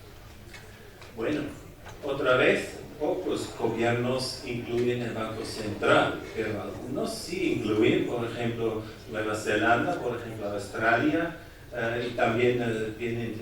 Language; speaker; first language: Spanish; non-native, fluent; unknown